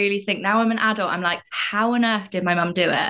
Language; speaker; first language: English; native; English